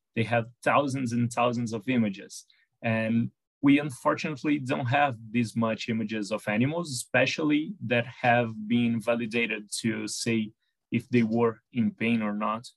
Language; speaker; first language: English; non-native, fluent; Portuguese